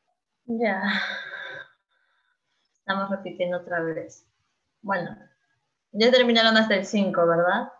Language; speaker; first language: Spanish; native; Spanish